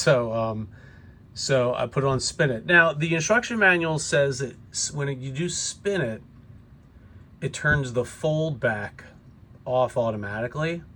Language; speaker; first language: English; native; English